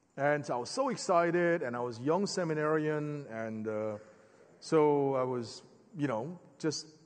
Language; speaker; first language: English; native; English